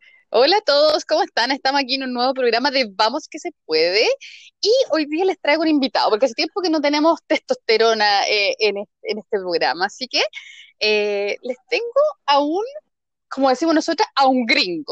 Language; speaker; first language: Spanish; native; Spanish